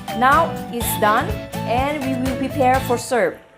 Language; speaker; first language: English; non-native, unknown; Thai